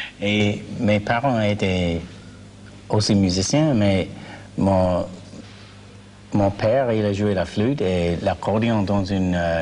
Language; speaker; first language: French; non-native, learner; English